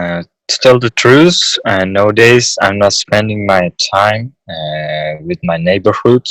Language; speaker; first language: English; non-native, fluent; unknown